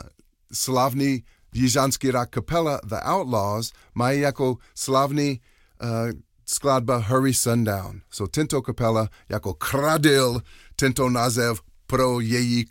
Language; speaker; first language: Czech; non-native, learner; English